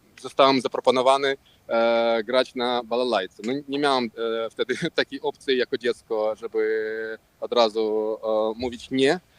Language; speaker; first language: Polish; non-native, local second language; Russian